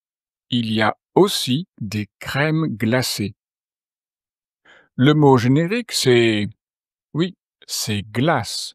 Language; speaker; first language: French; native; French